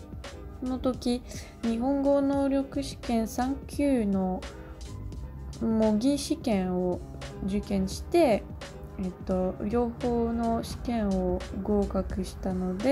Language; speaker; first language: Japanese; non-native, learner; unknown